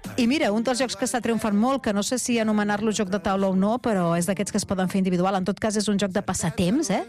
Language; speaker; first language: Catalan; native; Catalan